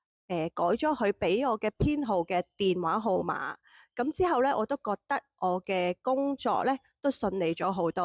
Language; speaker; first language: Cantonese; native; Cantonese